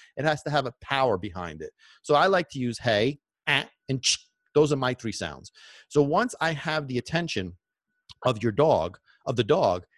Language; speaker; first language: English; non-native, fluent; Italian